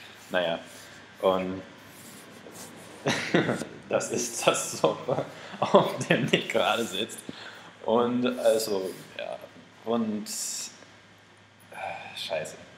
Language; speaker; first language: German; non-native, learner; English